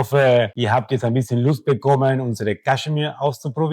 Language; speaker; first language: German; non-native, fluent; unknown